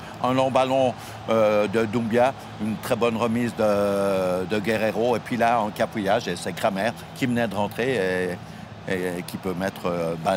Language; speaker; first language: French; native; French